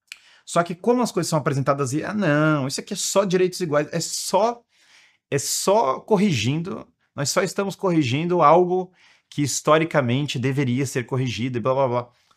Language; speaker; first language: Portuguese; native; Portuguese